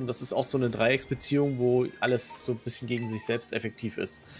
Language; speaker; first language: German; native; German